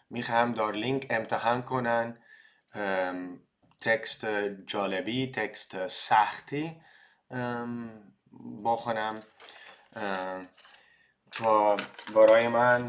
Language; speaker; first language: Persian; non-native, learner; Dutch